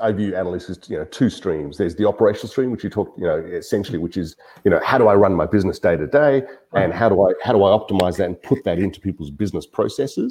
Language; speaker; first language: English; native; English